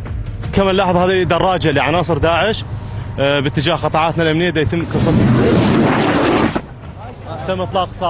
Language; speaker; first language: Arabic; native; Arabic